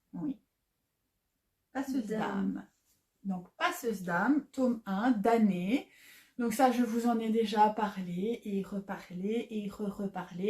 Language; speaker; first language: French; native; French